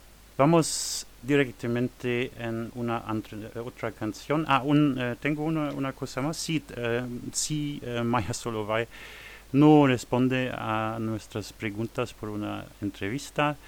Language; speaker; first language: Spanish; non-native, fluent; German